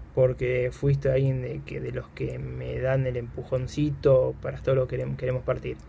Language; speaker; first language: Spanish; native; Spanish